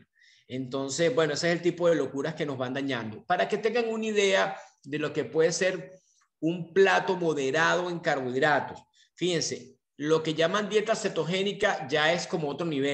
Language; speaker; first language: Spanish; native; Spanish